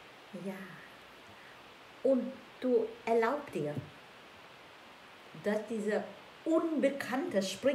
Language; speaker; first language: German; non-native, learner; Vietnamese